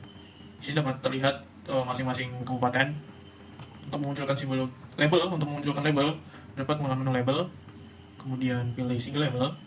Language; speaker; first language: Indonesian; native; Indonesian